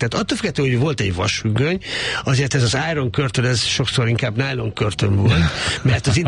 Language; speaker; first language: Hungarian; native; Hungarian